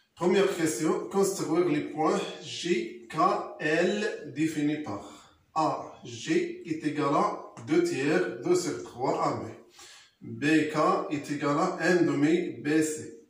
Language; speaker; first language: French; non-native, local second language; Arabic